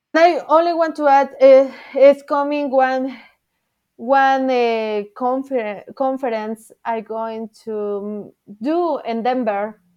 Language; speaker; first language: English; non-native, learner; Spanish